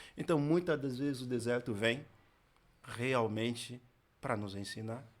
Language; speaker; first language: Portuguese; non-native, fluent; Haitian Creole